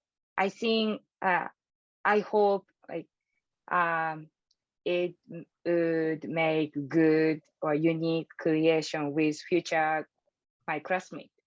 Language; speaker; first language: English; non-native, learner; Japanese